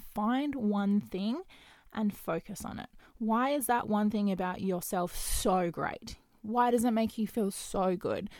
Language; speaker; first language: English; native; English